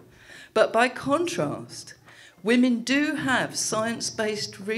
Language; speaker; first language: English; native; English